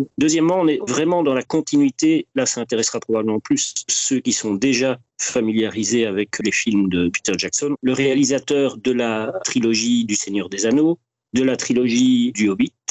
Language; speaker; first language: French; native; French